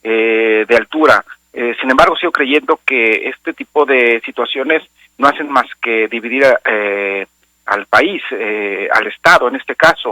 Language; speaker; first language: Spanish; native; Spanish